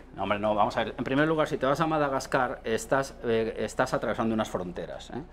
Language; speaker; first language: Spanish; native; Spanish